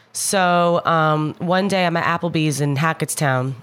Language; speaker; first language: English; native; English